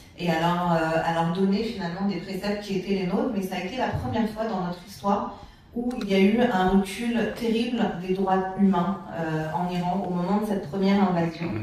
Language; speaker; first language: French; early bilingual, other home language; Persian